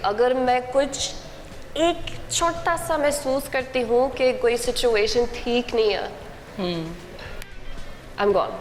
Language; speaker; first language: Hindi; non-native, learner; English